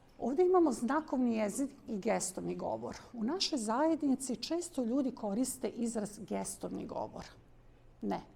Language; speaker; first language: Bosnian; non-native, local second language; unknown